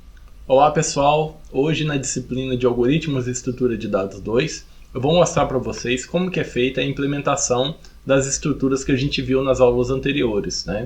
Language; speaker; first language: Portuguese; native; Portuguese